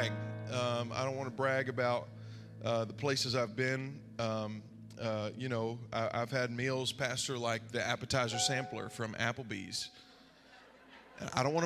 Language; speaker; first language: English; native; English